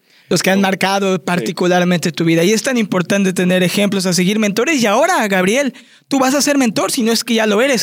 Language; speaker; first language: Spanish; native; Spanish